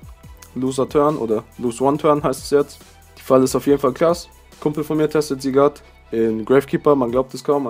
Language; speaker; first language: German; native; German